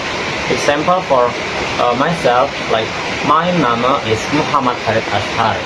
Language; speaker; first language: English; non-native, learner; Indonesian